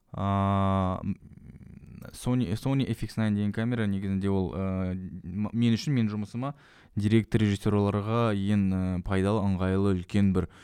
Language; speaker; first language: Kazakh; non-native, local second language; Russian